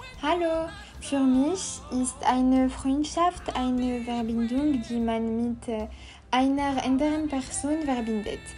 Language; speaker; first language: German; non-native, learner; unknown